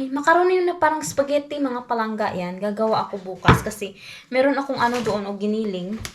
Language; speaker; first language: Filipino; non-native, local second language; Cebuano